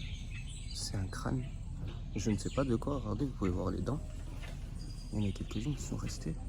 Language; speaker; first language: French; native; French